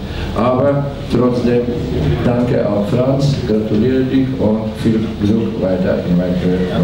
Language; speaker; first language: German; non-native, learner; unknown